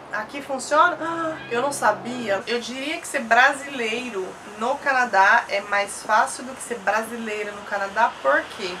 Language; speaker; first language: Portuguese; native; Portuguese